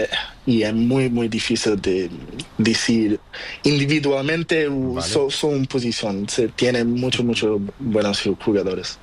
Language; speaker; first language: Spanish; non-native, learner; Portuguese